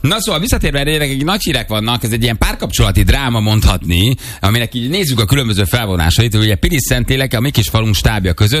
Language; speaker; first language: Hungarian; native; Hungarian